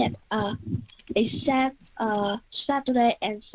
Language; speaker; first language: English; non-native, learner; Vietnamese